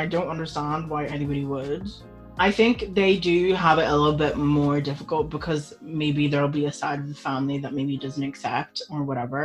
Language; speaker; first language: English; native; English